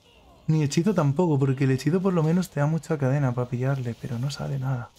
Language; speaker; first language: Spanish; native; Spanish